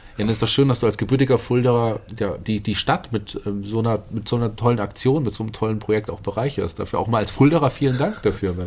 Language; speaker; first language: German; native; German